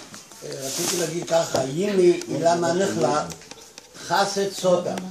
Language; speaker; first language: Hebrew; non-native, fluent; Aramaic